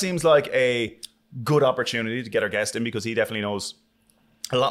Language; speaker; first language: English; native; English